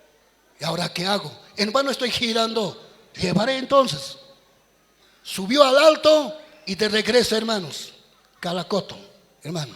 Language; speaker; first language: Spanish; native; Spanish